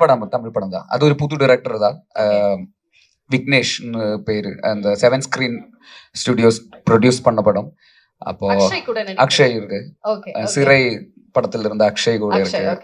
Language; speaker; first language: Tamil; non-native, local second language; Malayalam